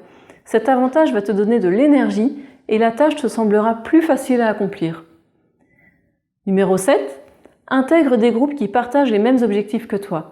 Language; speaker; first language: French; native; French